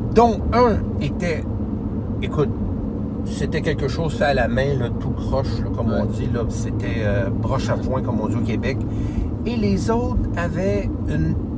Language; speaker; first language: French; native; French